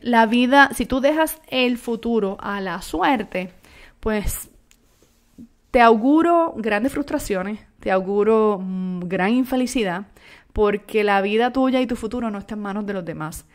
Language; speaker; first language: Spanish; native; Spanish